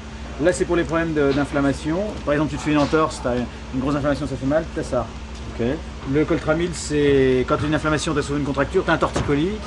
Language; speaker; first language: French; native; French